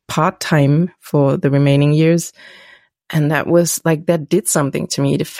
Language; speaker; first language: English; non-native, fluent; German